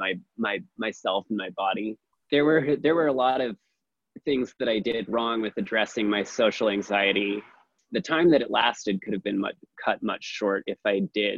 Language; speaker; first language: English; native; English